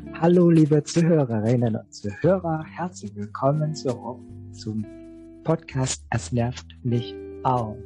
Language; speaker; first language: German; non-native, learner; Indonesian